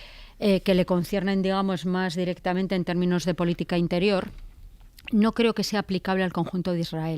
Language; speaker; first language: Spanish; native; Spanish